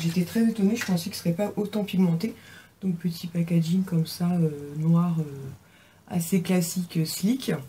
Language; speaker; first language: French; native; French